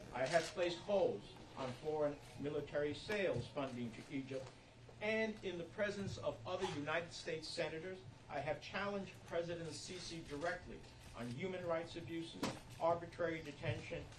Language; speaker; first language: English; early bilingual, other home language; Spanish